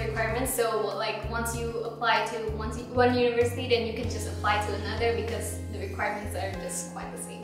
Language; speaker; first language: English; non-native, fluent; Indonesian